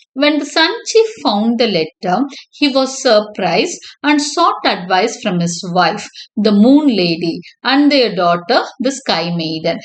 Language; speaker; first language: English; non-native, local second language; Tamil